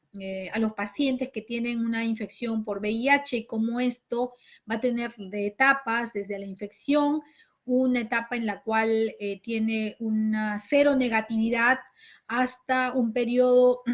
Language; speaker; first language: Spanish; native; Spanish